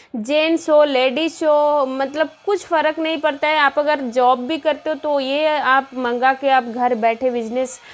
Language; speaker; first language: Hindi; non-native, local second language; Bangla